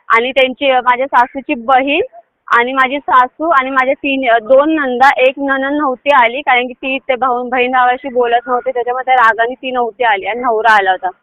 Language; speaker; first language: Marathi; native; Marathi